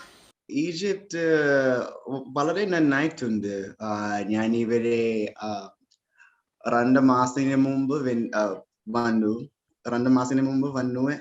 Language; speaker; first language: Malayalam; non-native, learner; English